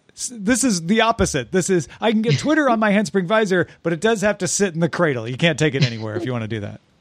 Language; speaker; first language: English; native; English